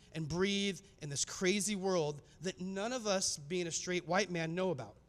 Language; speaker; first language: English; native; English